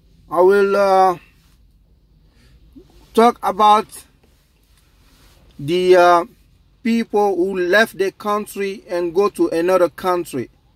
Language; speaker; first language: English; non-native, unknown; Dyula